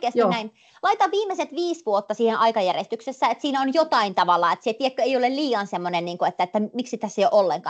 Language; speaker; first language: Finnish; native; Finnish